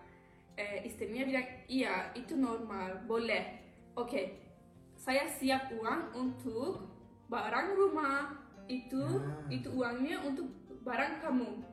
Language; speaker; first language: Indonesian; non-native, learner; Turkish